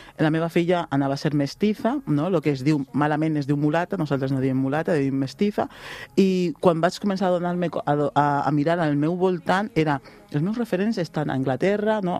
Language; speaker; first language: Catalan; non-native, local second language; Spanish